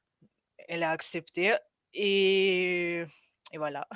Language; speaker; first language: French; non-native, fluent; Russian